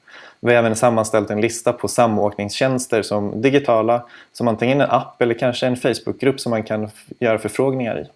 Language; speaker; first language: Swedish; native; Swedish